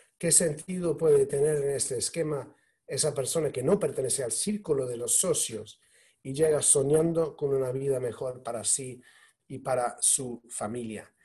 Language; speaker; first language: Spanish; non-native, fluent; English